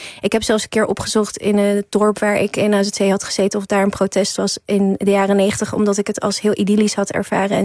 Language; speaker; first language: Dutch; early bilingual, other home language; Persian